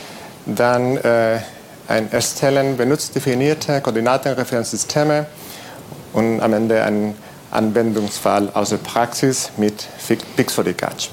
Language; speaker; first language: German; non-native, fluent; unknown